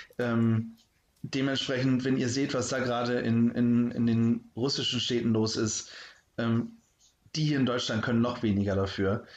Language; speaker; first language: German; native; German